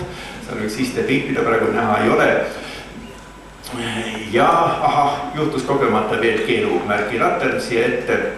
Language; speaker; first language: Estonian; native; Estonian